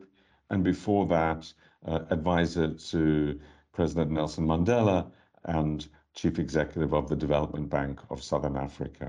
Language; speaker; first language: English; native; English